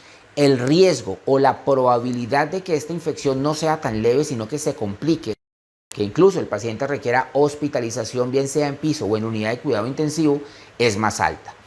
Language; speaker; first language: Spanish; native; Spanish